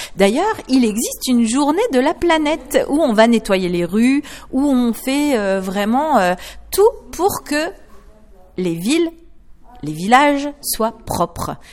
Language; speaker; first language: French; native; French